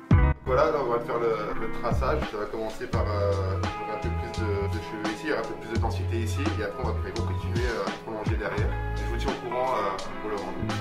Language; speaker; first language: French; native; French